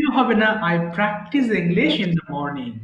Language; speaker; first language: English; non-native, fluent; Bangla